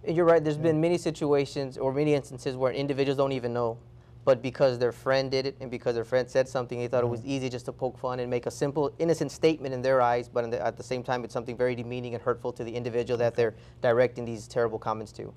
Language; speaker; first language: English; early bilingual, other home language; Spanish